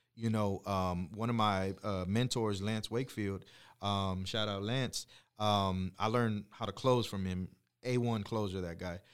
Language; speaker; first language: English; native; English